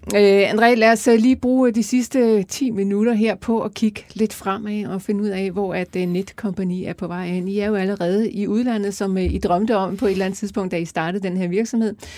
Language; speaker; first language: Danish; native; Danish